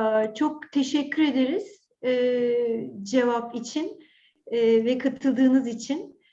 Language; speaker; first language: Turkish; native; Turkish